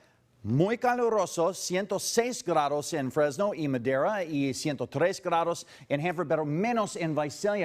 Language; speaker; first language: Spanish; non-native, learner; English